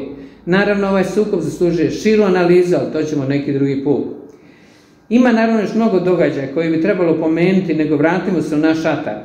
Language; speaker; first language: Serbian; native; Serbian